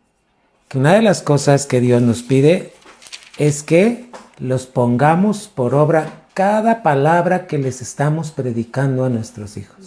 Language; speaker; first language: Spanish; native; Spanish